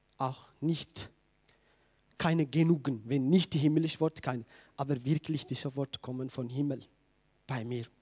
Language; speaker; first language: German; non-native, learner; Tigrinya